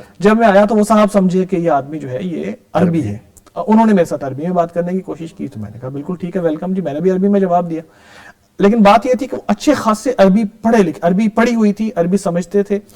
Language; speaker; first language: Urdu; early bilingual, heritage; Urdu